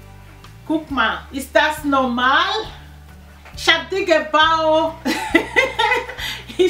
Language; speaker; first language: German; non-native, learner; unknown